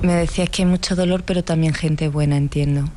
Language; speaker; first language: Spanish; native; Spanish